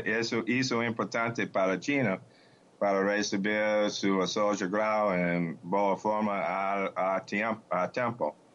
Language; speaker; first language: Portuguese; non-native, fluent; English